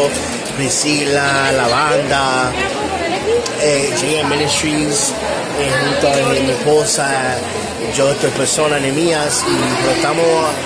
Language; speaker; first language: Spanish; early bilingual, heritage; Spanish